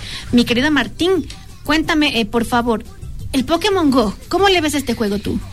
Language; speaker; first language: Spanish; native; Spanish